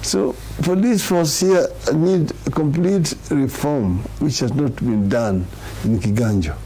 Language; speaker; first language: English; non-native, local second language; Swahili